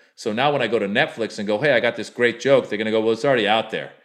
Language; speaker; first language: English; native; English